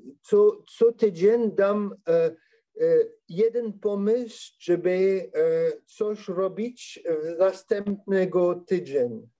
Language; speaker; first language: Polish; non-native, learner; French